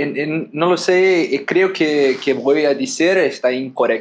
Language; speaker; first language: Spanish; non-native, fluent; Portuguese